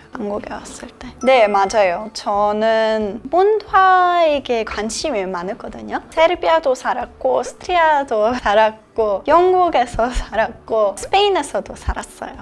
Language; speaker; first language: Korean; non-native, learner; Serbian